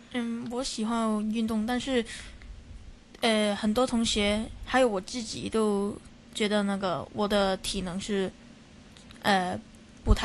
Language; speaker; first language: Chinese; non-native, local second language; Cantonese